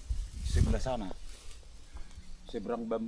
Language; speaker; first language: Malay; non-native, local second language; Batak Toba